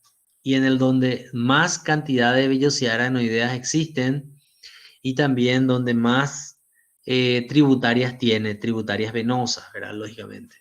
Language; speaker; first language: Spanish; native; Spanish